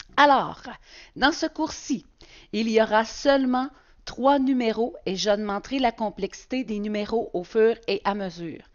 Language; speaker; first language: French; native; French